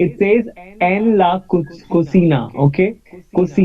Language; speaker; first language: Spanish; non-native, learner; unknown